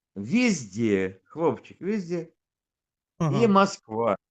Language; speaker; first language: Russian; native; Russian